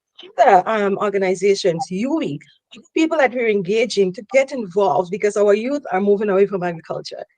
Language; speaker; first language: English; native; English